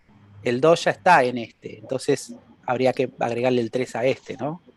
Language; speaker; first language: Spanish; native; Spanish